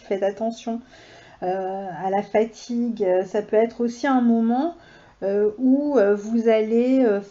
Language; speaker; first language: French; native; French